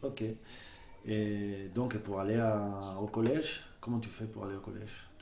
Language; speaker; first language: French; non-native, fluent; Spanish